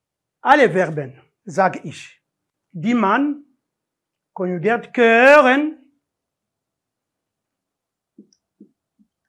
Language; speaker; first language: German; non-native, learner; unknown